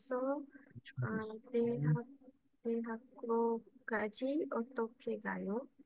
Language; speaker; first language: Korean; non-native, learner; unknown